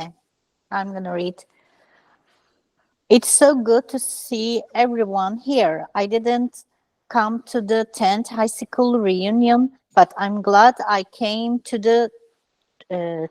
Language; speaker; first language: English; non-native, learner; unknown